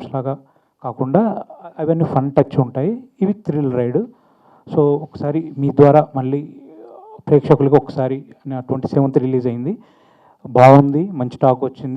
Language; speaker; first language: Telugu; native; Telugu